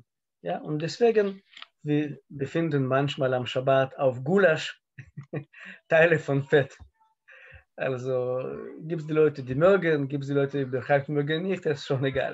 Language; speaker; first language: German; non-native, learner; Russian